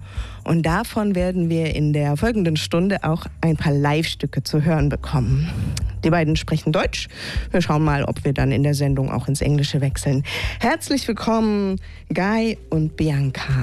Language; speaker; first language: German; native; German